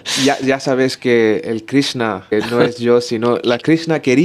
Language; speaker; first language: Spanish; non-native, learner; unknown